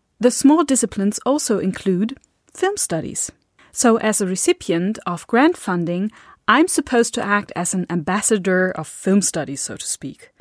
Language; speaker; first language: English; non-native, fluent; German